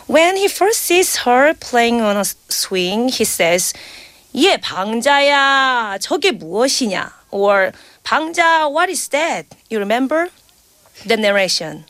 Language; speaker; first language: English; non-native, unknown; Korean